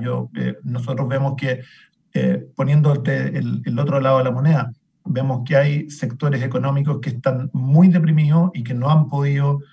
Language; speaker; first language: Spanish; native; Spanish